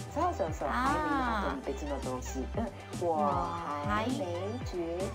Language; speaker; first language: Chinese; non-native, fluent; Japanese